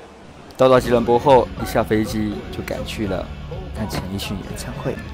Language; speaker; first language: Chinese; native; Chinese